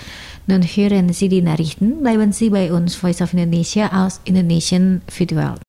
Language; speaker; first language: German; non-native, fluent; Indonesian